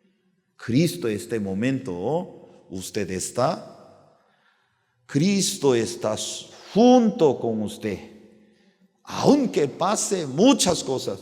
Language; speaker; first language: Spanish; non-native, learner; Korean